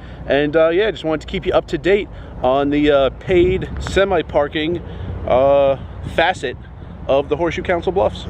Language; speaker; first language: English; native; English